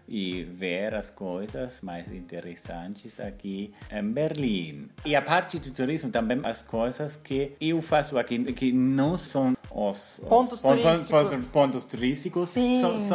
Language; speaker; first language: Portuguese; non-native, fluent; German